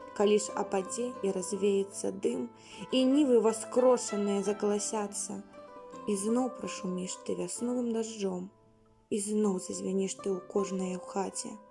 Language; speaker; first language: Belarusian; native; Belarusian